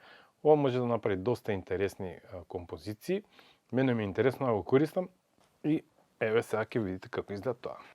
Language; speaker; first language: Macedonian; native; Macedonian